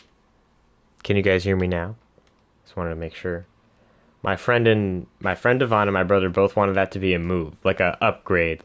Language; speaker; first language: English; native; English